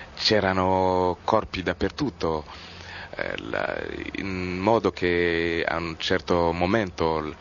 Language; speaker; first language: Italian; non-native, fluent; Kinyarwanda